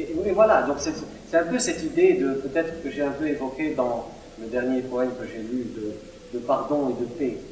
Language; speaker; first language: French; non-native, local second language; Arabic